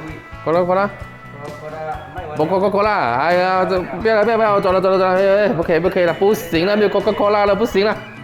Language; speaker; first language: Chinese; native; Chinese